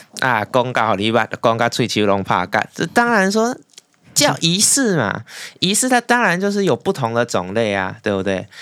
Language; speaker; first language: Chinese; native; Chinese